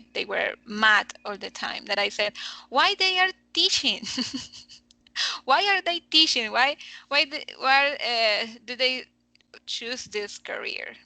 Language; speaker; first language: English; non-native, fluent; Spanish